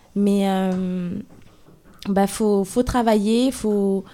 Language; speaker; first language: French; native; French